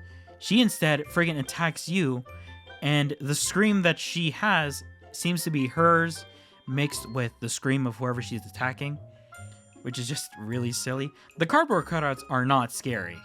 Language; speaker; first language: English; native; English